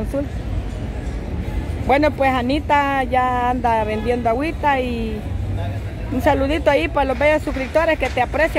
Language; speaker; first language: Spanish; native; Spanish